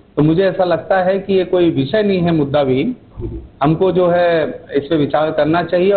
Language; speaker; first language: Hindi; native; Hindi